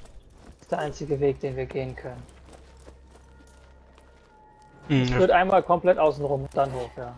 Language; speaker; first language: German; native; German